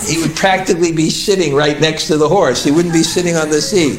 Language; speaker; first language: English; native; English